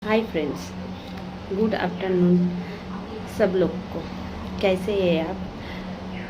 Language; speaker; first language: Hindi; non-native, local second language; Bangla